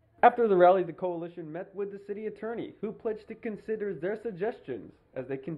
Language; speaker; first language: English; native; English